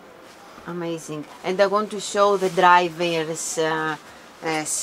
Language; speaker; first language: English; non-native, fluent; Greek